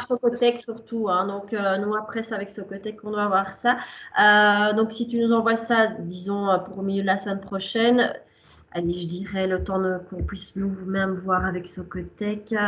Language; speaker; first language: French; native; French